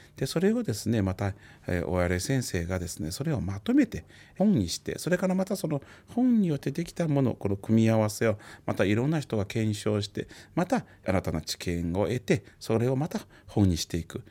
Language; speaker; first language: Japanese; non-native, fluent; Chinese